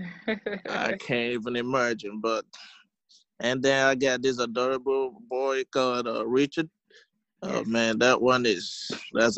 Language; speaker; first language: English; non-native, local second language; Igbo